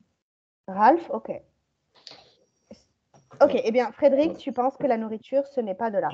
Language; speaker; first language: French; native; French